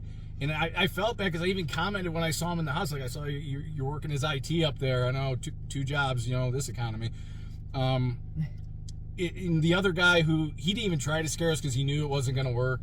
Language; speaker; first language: English; native; English